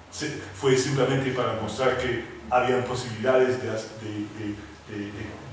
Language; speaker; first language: Spanish; non-native, fluent; English